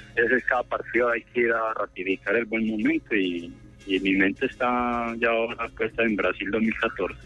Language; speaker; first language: Spanish; native; Spanish